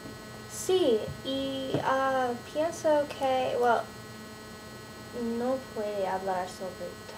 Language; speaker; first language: Spanish; non-native, learner; English